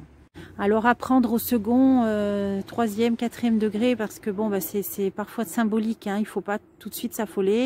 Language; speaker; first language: French; native; French